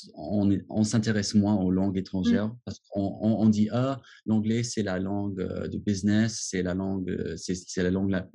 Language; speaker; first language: French; non-native, fluent; English